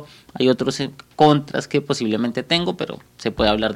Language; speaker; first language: Spanish; native; Spanish